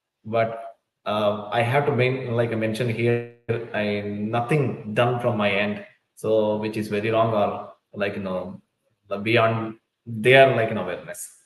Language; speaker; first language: English; non-native, local second language; Tulu